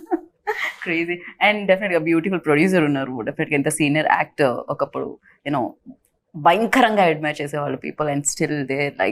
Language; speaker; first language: Telugu; native; Telugu